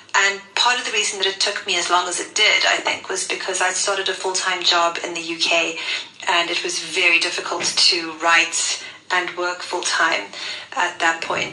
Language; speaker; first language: English; native; English